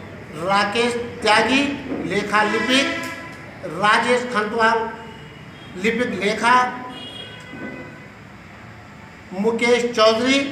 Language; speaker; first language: Hindi; native; Hindi